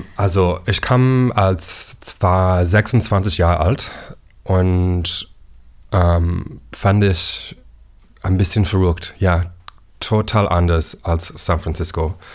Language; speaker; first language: German; non-native, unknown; English